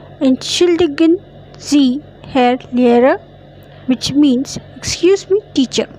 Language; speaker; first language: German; non-native, fluent; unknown